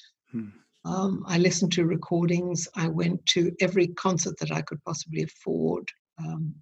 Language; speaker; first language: English; native; English